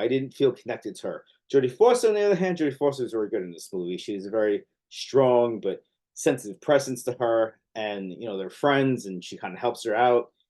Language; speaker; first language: English; native; English